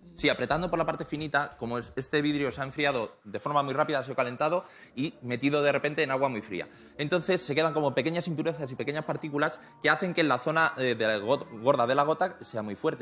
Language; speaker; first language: Spanish; native; Spanish